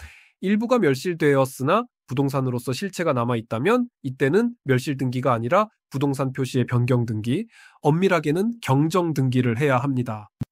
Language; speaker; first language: Korean; native; Korean